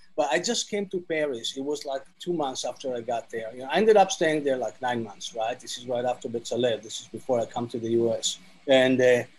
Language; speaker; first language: English; non-native, fluent; Hebrew